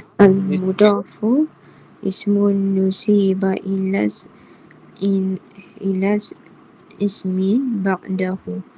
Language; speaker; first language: Arabic; non-native, learner; Malay